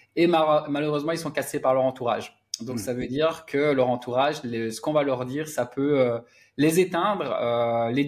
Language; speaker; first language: French; native; French